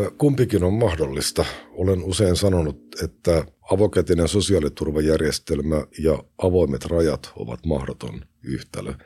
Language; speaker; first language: Finnish; native; Finnish